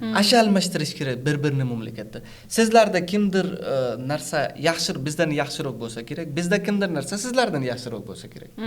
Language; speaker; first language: Uzbek; non-native, fluent; Urdu